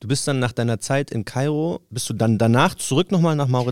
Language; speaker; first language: German; native; German